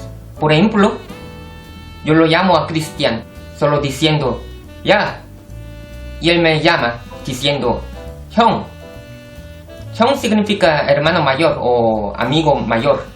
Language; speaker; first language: Spanish; non-native, fluent; Korean